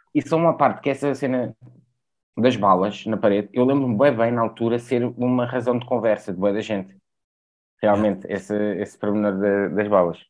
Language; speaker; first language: Portuguese; native; Portuguese